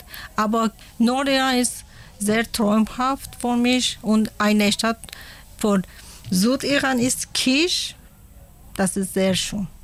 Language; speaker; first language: German; non-native, learner; Persian